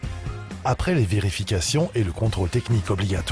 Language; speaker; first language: French; native; French